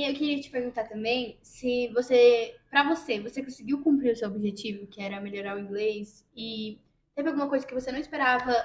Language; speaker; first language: Portuguese; native; Portuguese